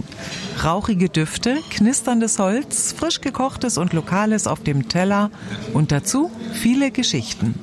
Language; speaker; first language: German; native; German